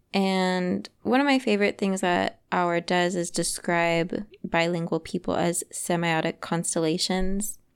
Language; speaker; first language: English; native; English